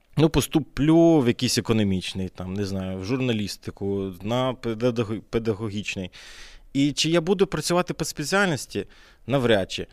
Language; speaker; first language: Ukrainian; native; Ukrainian